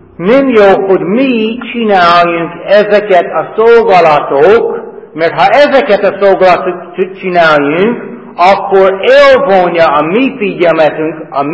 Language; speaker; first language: Hungarian; non-native, fluent; English